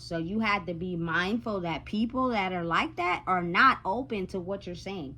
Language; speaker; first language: English; native; English